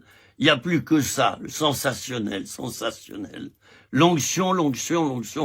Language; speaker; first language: French; native; French